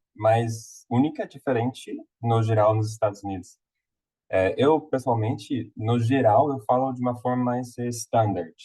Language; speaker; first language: Portuguese; non-native, fluent; English